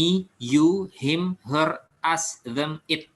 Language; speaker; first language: English; non-native, fluent; Indonesian